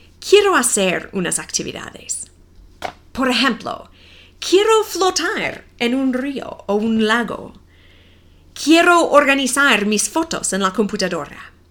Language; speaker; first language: Spanish; non-native, fluent; English